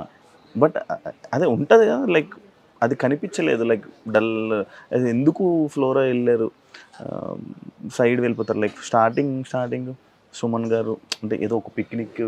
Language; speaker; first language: Telugu; native; Telugu